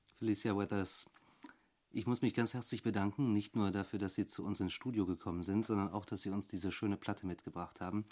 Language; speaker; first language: German; native; German